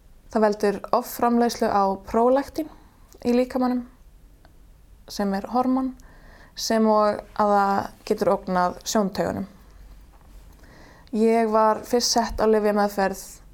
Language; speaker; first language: Icelandic; native; Icelandic